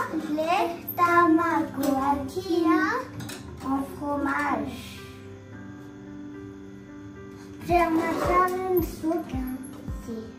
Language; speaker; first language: French; non-native, learner; Malagasy